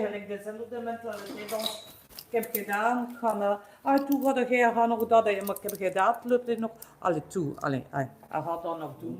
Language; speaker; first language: Dutch; native; Dutch